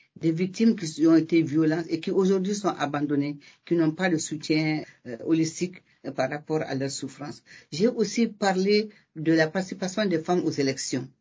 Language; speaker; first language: French; non-native, local second language; Bambara